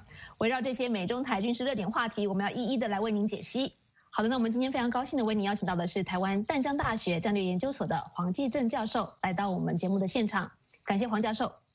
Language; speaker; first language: Chinese; native; Chinese